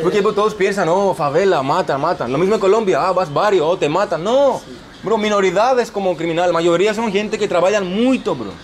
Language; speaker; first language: Portuguese; non-native, learner; Greek